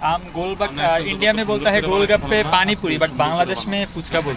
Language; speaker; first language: Hindi; non-native, learner; Bangla